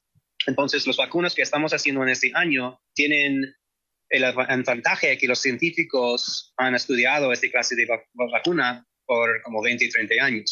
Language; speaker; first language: Spanish; non-native, fluent; English